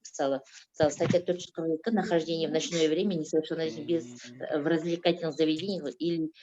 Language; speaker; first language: Russian; non-native, local second language; Kazakh